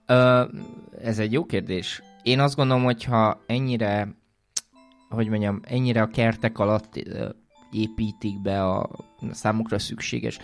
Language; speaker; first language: Hungarian; native; Hungarian